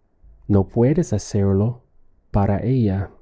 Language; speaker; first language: Spanish; non-native, fluent; English